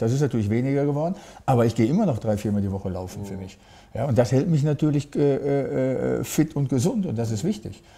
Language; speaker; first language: German; native; German